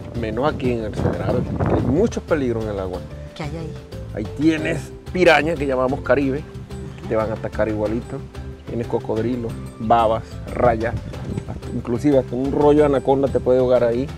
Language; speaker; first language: Spanish; native; Spanish